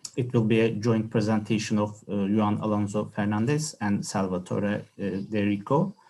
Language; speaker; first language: English; non-native, fluent; Turkish